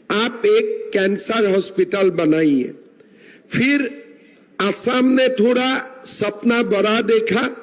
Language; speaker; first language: Hindi; non-native, local second language; Assamese